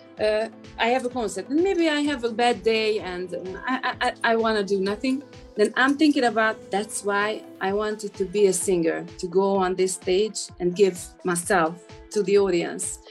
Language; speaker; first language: English; non-native, fluent; Hungarian